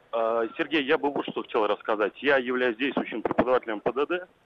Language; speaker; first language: Russian; native; Russian